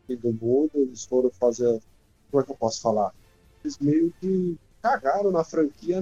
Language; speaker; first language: Portuguese; native; Portuguese